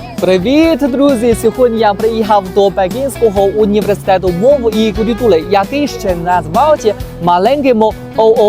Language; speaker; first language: Ukrainian; non-native, fluent; Chinese